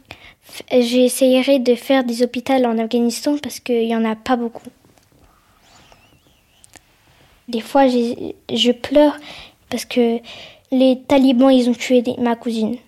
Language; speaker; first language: French; early bilingual, other home language; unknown